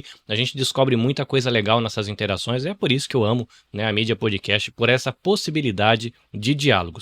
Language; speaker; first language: Portuguese; native; Portuguese